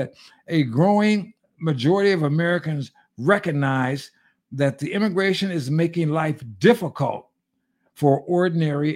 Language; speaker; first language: English; native; English